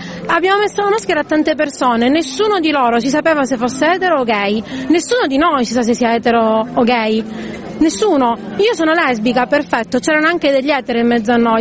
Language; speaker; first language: Italian; native; Italian